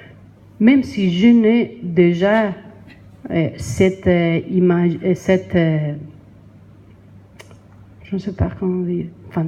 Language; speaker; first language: French; non-native, learner; Spanish